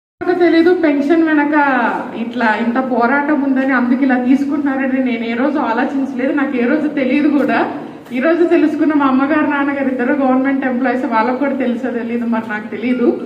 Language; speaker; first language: Telugu; native; Telugu